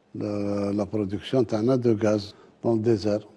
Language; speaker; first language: French; non-native, local second language; Arabic